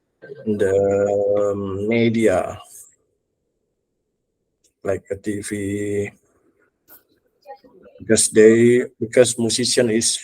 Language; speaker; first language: English; non-native, learner; Indonesian